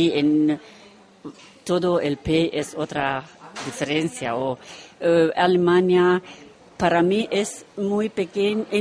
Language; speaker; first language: Spanish; non-native, learner; Romanian